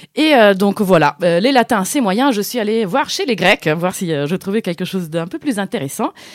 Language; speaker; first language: French; non-native, fluent; Italian